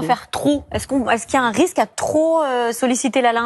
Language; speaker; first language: French; native; French